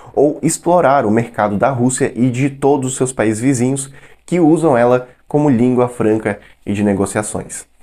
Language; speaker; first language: Portuguese; non-native, fluent; Russian